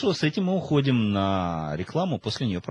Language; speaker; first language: Russian; native; Russian